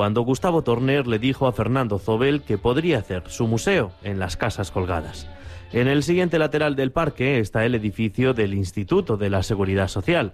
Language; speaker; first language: Spanish; native; Spanish